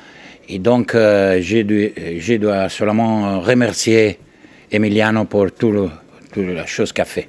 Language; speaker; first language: French; non-native, learner; Italian